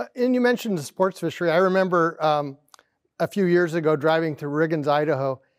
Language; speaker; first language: English; native; English